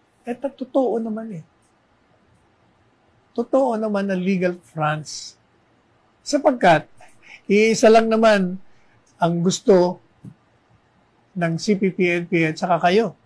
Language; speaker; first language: Filipino; native; Filipino